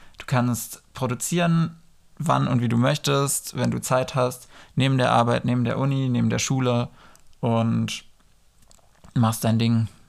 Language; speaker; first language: German; early bilingual, other home language; Polish